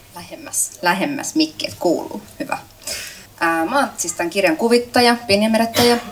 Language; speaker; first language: Finnish; native; Finnish